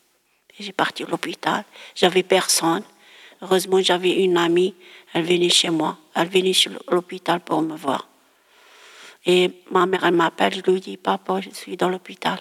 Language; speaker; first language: French; non-native, learner; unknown